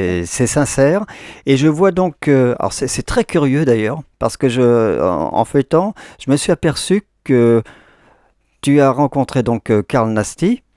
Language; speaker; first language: French; native; French